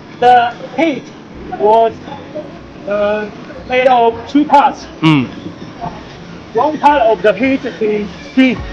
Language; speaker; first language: English; non-native, learner; Chinese